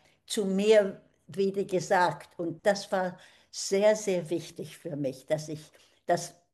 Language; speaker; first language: German; early bilingual, heritage; German